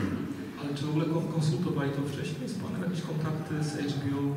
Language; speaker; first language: Polish; native; Polish